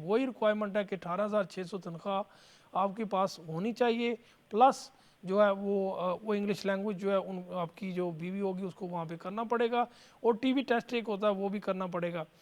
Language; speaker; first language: Urdu; native; Urdu